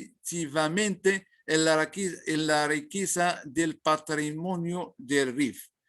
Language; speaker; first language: Spanish; non-native, learner; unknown